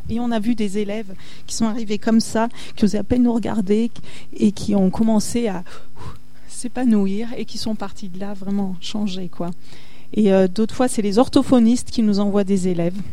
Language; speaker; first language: French; native; French